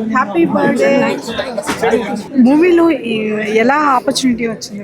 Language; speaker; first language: Telugu; native; Telugu